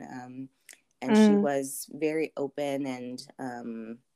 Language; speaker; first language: English; early bilingual, other home language; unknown